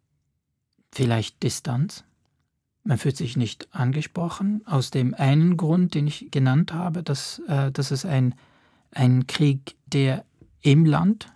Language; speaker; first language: German; non-native, fluent; Arabic